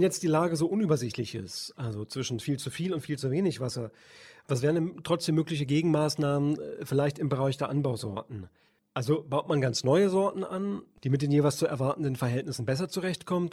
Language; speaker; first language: German; native; German